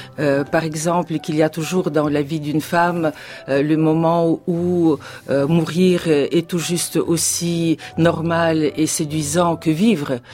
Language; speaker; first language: French; non-native, fluent; Bulgarian